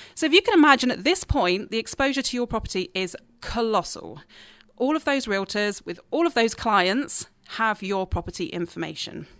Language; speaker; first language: English; native; English